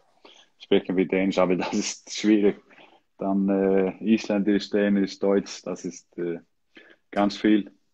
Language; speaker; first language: German; non-native, learner; Icelandic